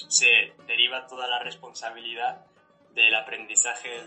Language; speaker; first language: Spanish; native; Spanish